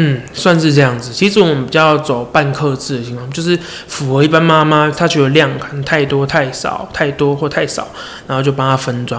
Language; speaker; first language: Chinese; native; Chinese